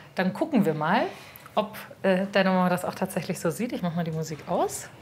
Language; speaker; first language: German; native; German